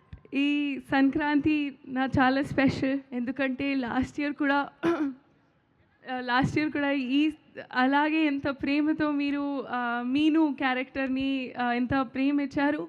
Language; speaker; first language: Telugu; non-native, local second language; Hindi